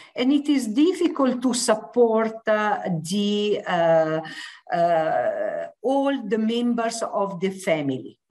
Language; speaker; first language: English; non-native, fluent; Italian